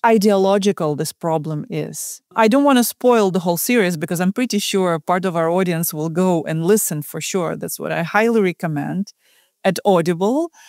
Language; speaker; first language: English; non-native, fluent; Ukrainian